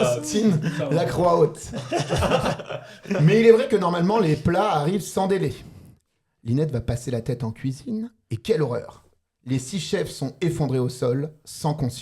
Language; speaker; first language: French; native; French